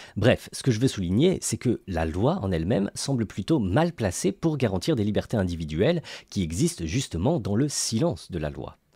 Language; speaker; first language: French; native; French